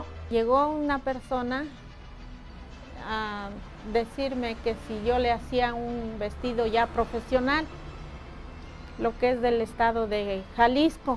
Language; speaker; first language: Spanish; native; Spanish